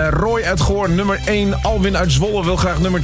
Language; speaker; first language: Dutch; native; Dutch